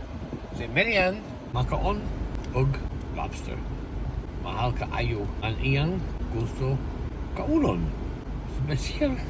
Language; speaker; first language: Cebuano; non-native, learner; English